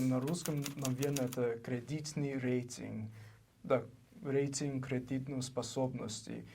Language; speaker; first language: Russian; non-native, learner; English